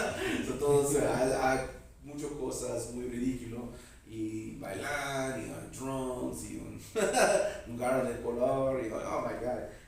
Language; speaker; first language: Spanish; non-native, learner; English